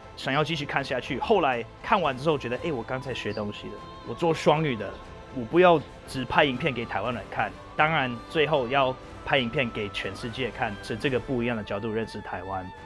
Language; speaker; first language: Chinese; non-native, fluent; English